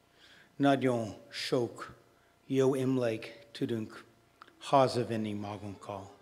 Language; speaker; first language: Hungarian; non-native, fluent; English